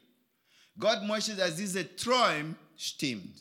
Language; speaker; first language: German; non-native, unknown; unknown